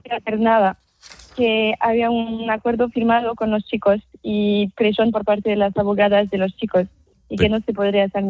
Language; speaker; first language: Spanish; non-native, fluent; French